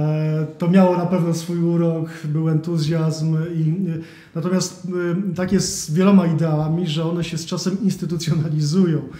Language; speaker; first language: Polish; native; Polish